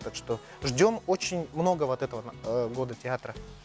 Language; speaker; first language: Russian; non-native, local second language; Yakut